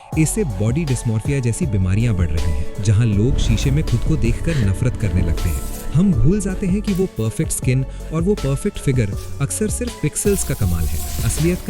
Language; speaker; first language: Hindi; native; Hindi